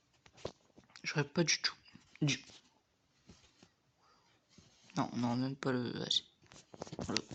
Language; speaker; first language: French; native; French